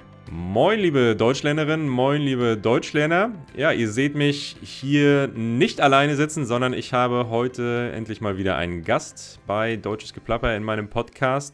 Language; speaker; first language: German; native; German